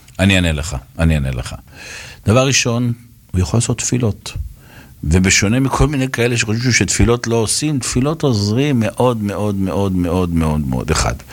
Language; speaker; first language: Hebrew; native; Hebrew